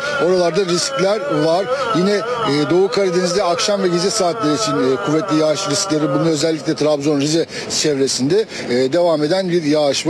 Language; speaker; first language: Turkish; native; Turkish